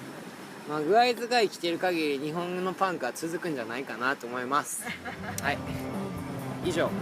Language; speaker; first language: Japanese; native; Japanese